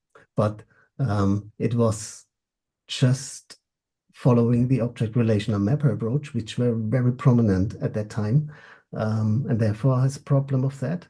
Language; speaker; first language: English; non-native, fluent; German